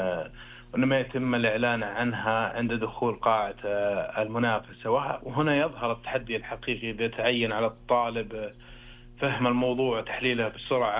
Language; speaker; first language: Arabic; native; Arabic